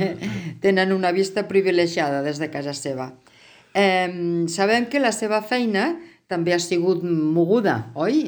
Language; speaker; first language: Catalan; native; Catalan